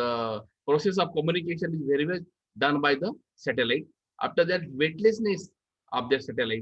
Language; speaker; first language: English; non-native, local second language; Marathi